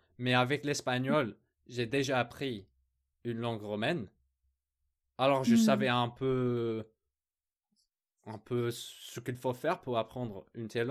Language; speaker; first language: French; non-native, fluent; English